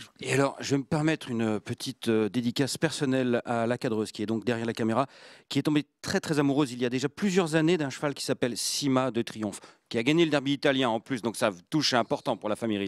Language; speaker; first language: French; native; French